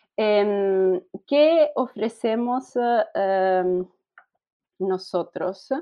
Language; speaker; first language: Spanish; non-native, fluent; Italian